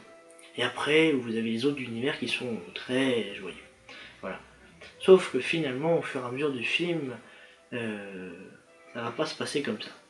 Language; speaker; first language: French; native; French